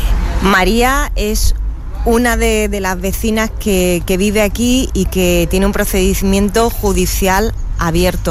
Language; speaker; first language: Spanish; native; Spanish